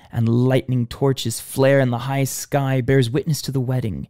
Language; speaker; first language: English; native; English